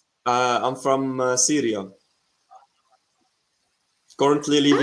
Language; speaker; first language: English; non-native, fluent; Arabic